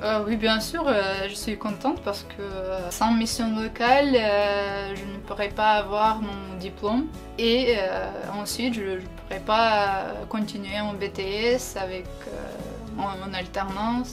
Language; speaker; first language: French; non-native, learner; Ukrainian